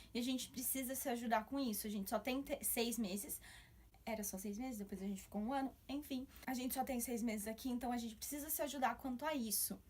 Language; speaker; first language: Portuguese; native; Portuguese